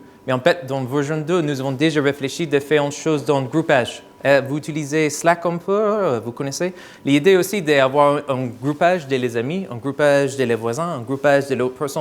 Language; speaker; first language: French; non-native, fluent; English